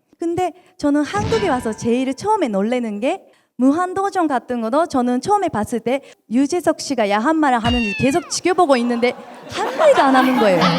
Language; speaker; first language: Korean; non-native, fluent; Japanese